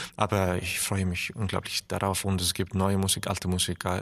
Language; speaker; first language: German; non-native, learner; Icelandic